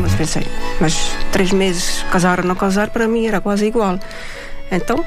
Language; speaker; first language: Portuguese; non-native, fluent; Estonian